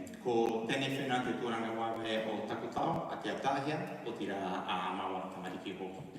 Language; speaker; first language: Māori; non-native, learner; Italian